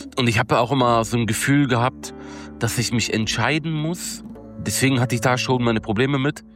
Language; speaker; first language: German; early bilingual, other home language; Turkish